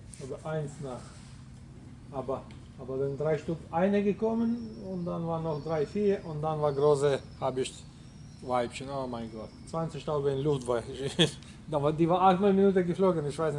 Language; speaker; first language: German; non-native, learner; Polish